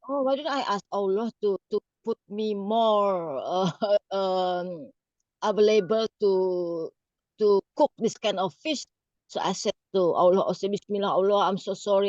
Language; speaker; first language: English; non-native, learner; Indonesian